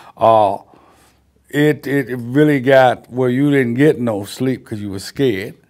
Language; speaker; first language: English; native; English